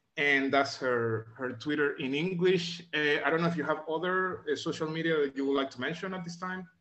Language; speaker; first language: English; non-native, fluent; Spanish